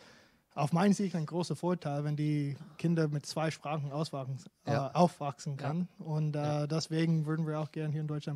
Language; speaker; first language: German; non-native, fluent; English